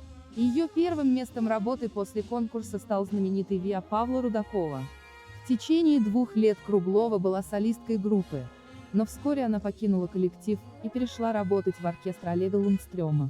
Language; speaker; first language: Russian; native; Russian